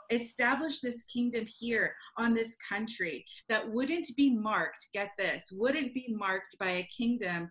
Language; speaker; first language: English; native; English